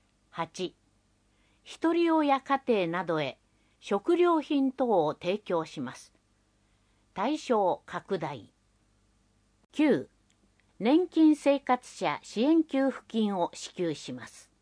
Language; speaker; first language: Japanese; native; Japanese